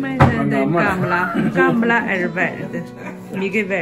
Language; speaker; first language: Swedish; non-native, learner; Chinese